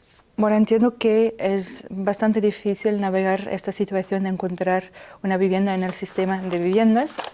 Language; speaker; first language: Spanish; non-native, fluent; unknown